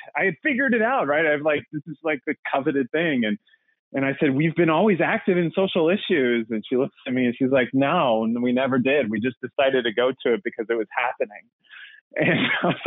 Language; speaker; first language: English; native; English